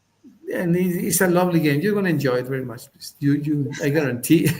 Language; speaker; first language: English; non-native, fluent; Spanish